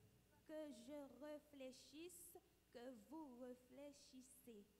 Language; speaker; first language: Haitian Creole; non-native, learner; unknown